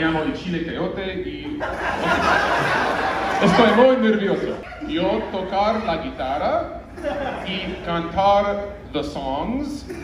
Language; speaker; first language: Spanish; non-native, learner; English